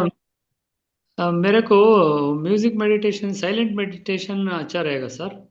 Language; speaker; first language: Hindi; non-native, local second language; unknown